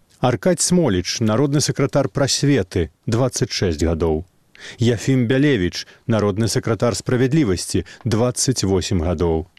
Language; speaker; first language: Belarusian; native; Belarusian